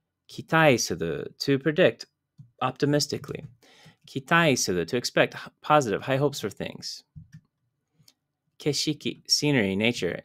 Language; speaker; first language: English; native; English